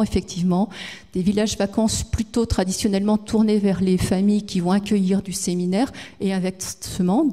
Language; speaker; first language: French; native; French